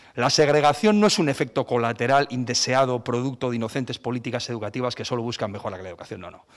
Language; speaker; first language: Spanish; non-native, local second language; Basque